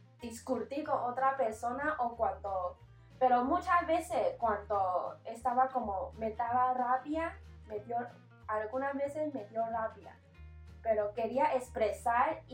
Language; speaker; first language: Spanish; non-native, learner; Chinese